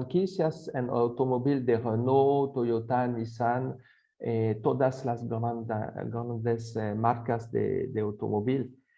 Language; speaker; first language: Spanish; non-native, fluent; French